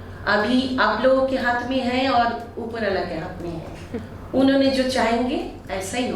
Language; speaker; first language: Hindi; non-native, local second language; Bangla